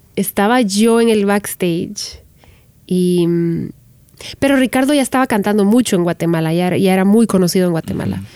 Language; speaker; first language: Spanish; native; Spanish